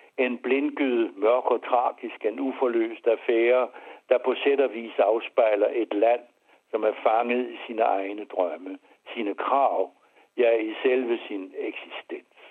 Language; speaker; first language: Danish; early bilingual, other home language; French